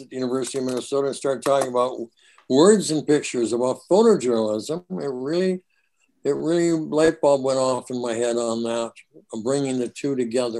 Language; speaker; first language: English; native; English